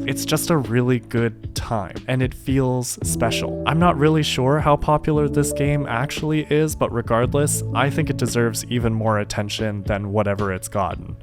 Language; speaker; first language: English; native; English